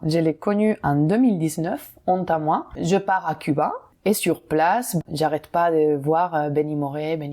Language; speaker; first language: French; non-native, fluent; Spanish